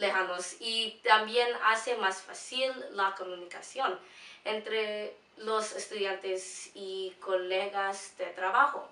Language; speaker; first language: Spanish; non-native, learner; English